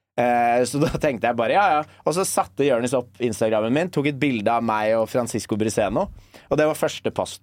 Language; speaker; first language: Norwegian; early bilingual, other home language; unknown